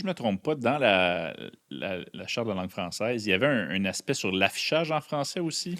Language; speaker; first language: French; native; French